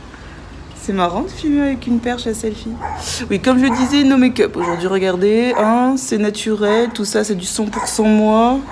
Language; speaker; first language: French; native; French